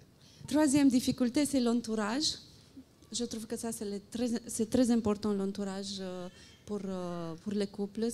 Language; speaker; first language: French; non-native, fluent; Romanian